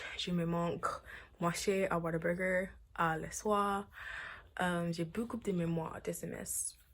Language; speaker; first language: French; non-native, learner; English